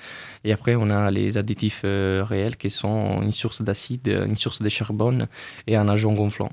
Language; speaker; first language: French; non-native, fluent; Italian